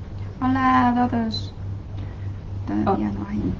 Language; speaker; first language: Spanish; non-native, fluent; Chinese